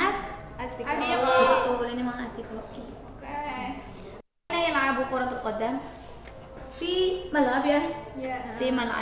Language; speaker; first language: Arabic; non-native, learner; Indonesian